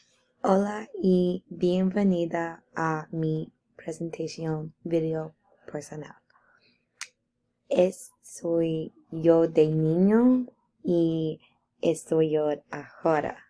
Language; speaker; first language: Spanish; non-native, learner; English